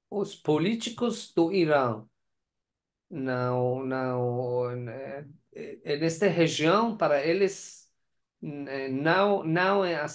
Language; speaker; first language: Portuguese; non-native, fluent; Persian